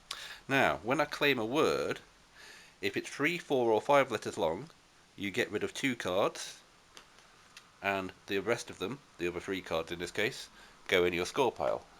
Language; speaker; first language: English; native; English